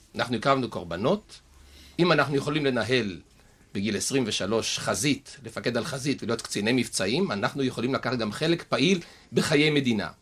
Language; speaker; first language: Hebrew; native; Hebrew